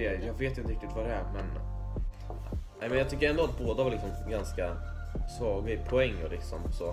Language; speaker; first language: Swedish; native; Swedish